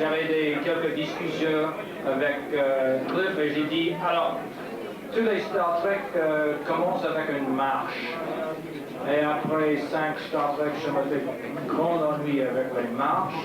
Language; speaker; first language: French; non-native, learner; English